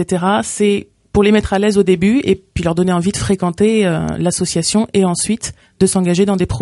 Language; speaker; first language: French; native; French